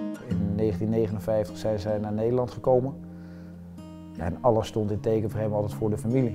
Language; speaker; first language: Dutch; native; Dutch